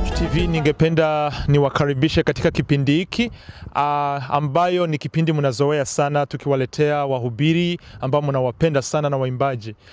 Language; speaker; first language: Swahili; non-native, local second language; Kinyarwanda